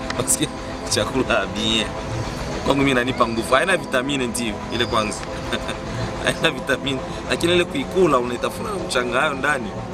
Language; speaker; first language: Swahili; native; Swahili